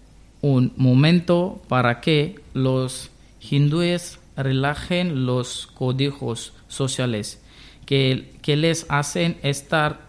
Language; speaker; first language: Spanish; non-native, learner; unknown